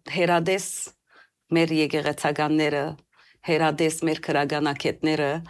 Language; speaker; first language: Armenian; early bilingual, heritage; Armenian